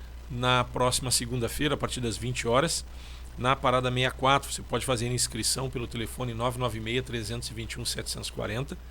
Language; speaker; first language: Portuguese; native; Portuguese